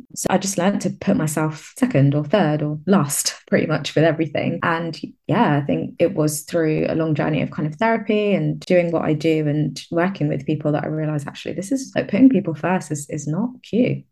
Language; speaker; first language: English; native; English